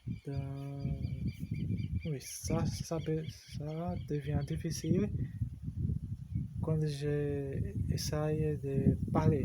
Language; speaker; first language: French; non-native, learner; Portuguese